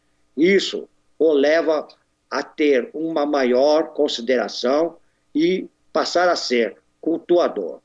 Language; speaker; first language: Portuguese; native; Portuguese